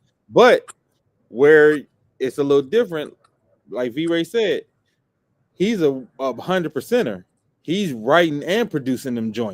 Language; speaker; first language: English; native; English